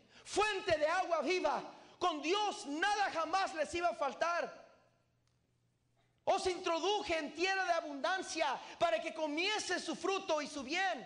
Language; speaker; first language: Spanish; native; Spanish